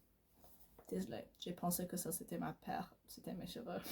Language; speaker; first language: French; non-native, learner; English